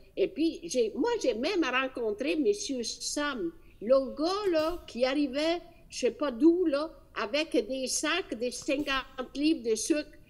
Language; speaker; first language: French; non-native, fluent; Italian